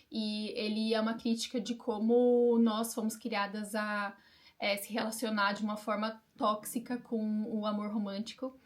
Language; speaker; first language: Portuguese; native; Portuguese